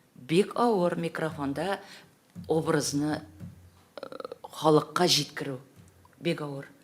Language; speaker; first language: Tatar; native; Tatar